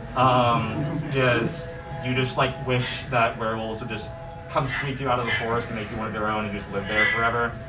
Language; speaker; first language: English; native; English